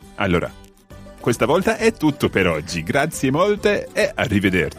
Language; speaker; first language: Italian; non-native, fluent; English